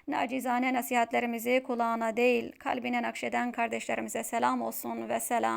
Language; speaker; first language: Turkish; native; Turkish